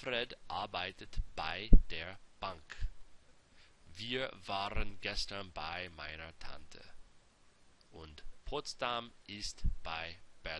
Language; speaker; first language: German; non-native, fluent; English